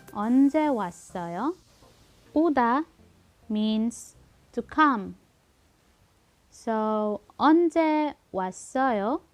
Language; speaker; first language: Korean; non-native, learner; Filipino